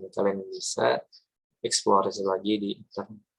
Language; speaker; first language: Indonesian; native; Indonesian